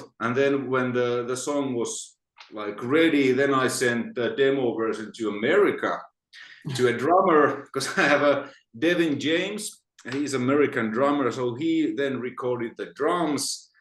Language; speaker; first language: English; non-native, fluent; Finnish